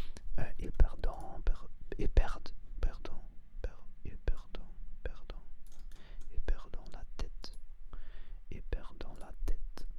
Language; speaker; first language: French; non-native, learner; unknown